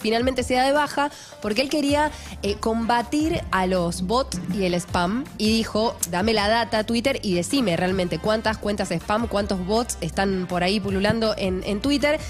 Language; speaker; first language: Spanish; native; Spanish